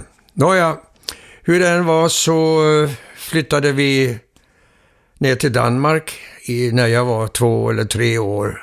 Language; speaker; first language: Swedish; early bilingual, heritage; Swedish